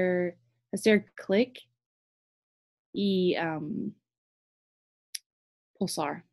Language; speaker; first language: Spanish; non-native, learner; English